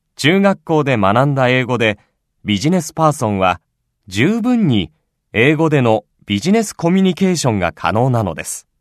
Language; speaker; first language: Japanese; native; Japanese